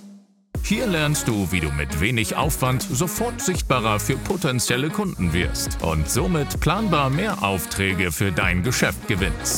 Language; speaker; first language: German; native; German